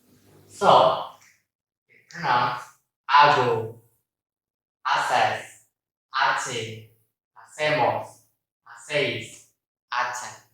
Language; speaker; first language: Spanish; non-native, learner; Indonesian